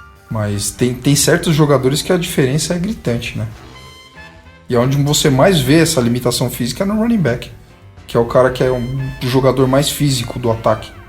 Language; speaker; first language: Portuguese; native; Portuguese